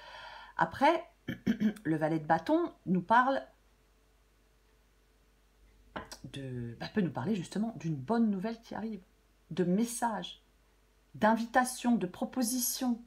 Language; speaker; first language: French; native; French